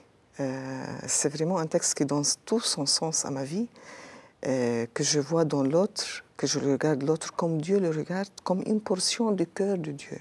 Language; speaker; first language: French; non-native, local second language; Arabic